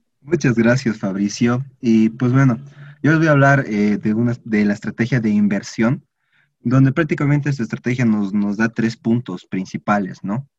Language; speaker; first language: Spanish; native; Spanish